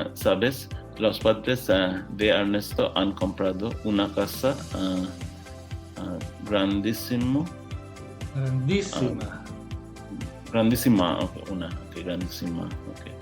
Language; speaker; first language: Spanish; non-native, learner; English